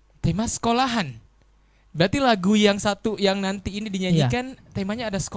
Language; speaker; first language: Indonesian; native; Indonesian